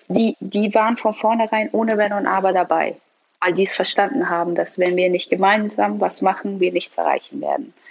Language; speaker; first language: German; early bilingual, other home language; Persian